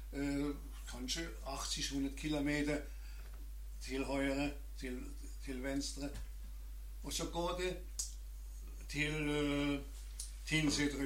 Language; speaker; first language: Norwegian; non-native, learner; German